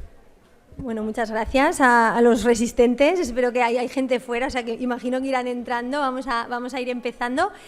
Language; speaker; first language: Spanish; native; Spanish